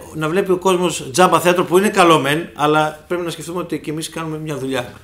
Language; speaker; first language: Greek; native; Greek